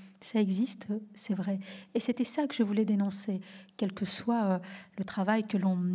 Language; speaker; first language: French; native; French